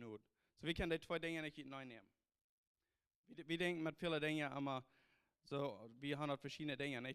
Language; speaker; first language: German; non-native, learner; Plautdietsch